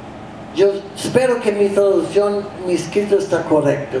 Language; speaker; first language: Spanish; non-native, fluent; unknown